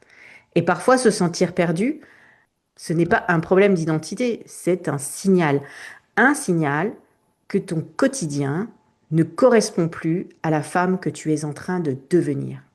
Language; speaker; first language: French; native; French